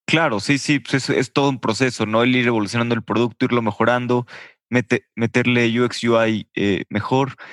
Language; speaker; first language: Spanish; native; Spanish